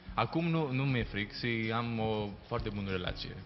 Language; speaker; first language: Romanian; early bilingual, other home language; Greek